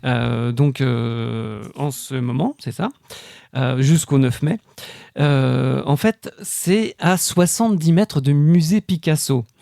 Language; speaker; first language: French; native; French